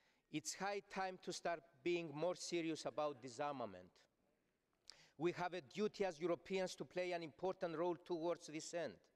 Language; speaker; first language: English; non-native, fluent; Greek